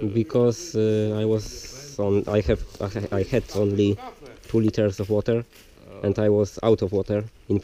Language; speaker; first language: English; non-native, learner; Polish